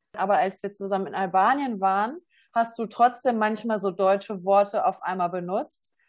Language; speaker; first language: German; native; German